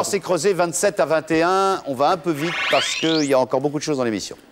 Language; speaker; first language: French; native; French